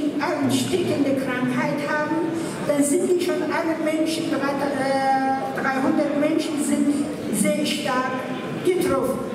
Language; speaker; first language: German; non-native, fluent; Persian